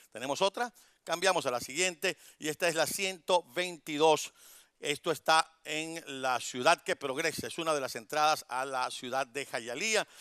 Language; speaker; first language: Spanish; native; Spanish